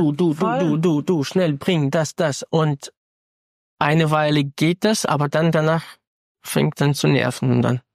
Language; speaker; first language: German; non-native, fluent; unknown